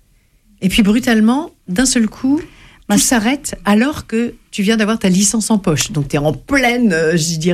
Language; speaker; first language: French; native; French